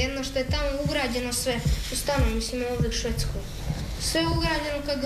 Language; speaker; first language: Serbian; early bilingual, other home language; Croatian